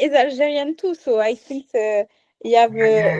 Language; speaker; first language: English; non-native, learner; French